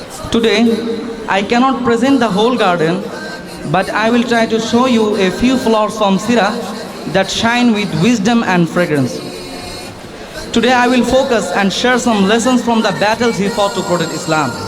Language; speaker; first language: English; non-native, local second language; Bangla